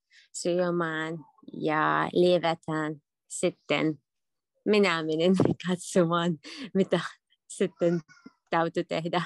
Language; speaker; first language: Finnish; non-native, learner; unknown